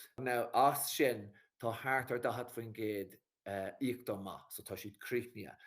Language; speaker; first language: Irish; native; Irish